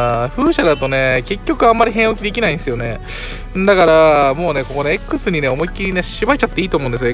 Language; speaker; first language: Japanese; native; Japanese